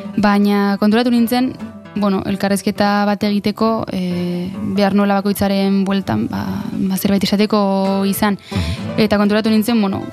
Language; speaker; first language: Basque; native; Basque